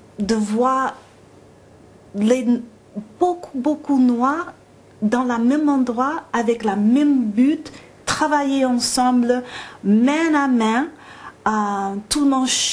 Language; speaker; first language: French; non-native, learner; English